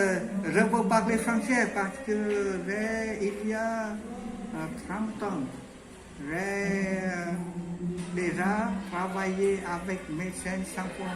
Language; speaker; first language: French; non-native, learner; Vietnamese